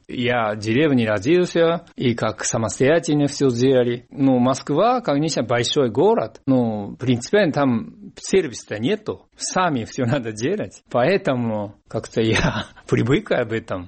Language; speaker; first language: Russian; non-native, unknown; Japanese